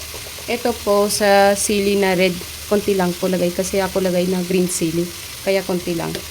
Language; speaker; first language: Filipino; non-native, learner; Punjabi